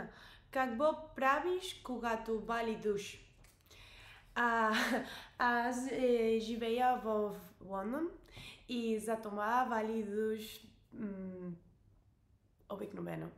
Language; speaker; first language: Bulgarian; non-native, learner; English